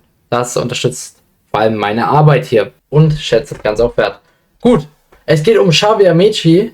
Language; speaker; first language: German; native; German